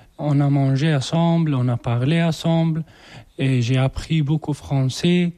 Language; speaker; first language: French; non-native, learner; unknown